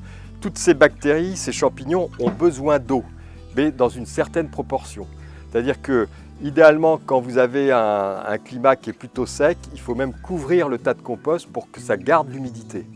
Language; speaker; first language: French; native; French